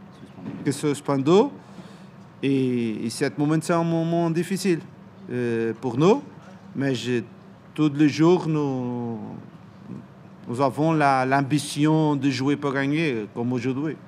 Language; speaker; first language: French; non-native, learner; Portuguese